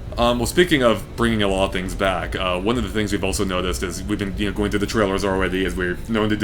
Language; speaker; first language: English; native; English